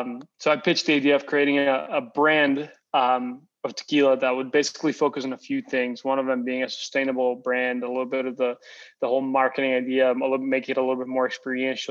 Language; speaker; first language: English; non-native, fluent; Spanish